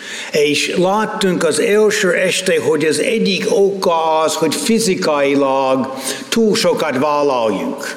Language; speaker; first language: Hungarian; non-native, fluent; English